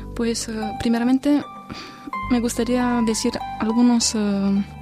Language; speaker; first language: Spanish; non-native, fluent; Romanian